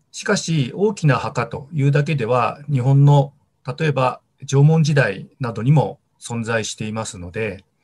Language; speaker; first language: Japanese; native; Japanese